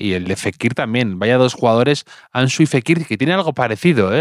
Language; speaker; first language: Spanish; native; Spanish